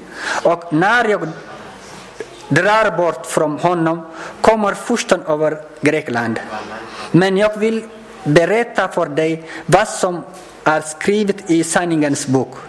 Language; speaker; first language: Swedish; non-native, learner; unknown